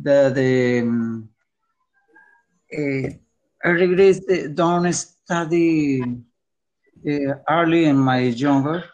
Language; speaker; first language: English; non-native, learner; Spanish